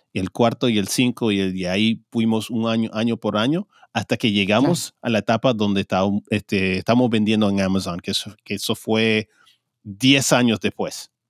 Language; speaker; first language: Spanish; early bilingual, heritage; Spanish